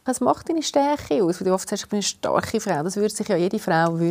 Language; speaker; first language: German; native; German